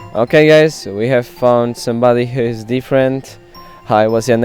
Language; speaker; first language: English; non-native, learner; Polish